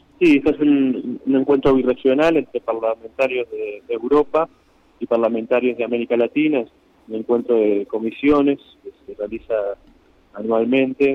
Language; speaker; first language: Spanish; native; Spanish